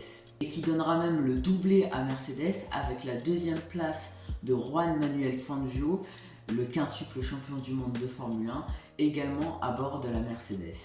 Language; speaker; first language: French; native; French